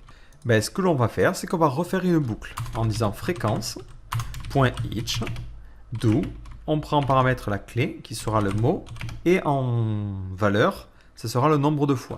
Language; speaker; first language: French; native; French